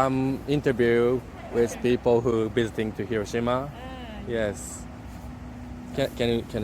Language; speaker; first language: English; non-native, learner; Japanese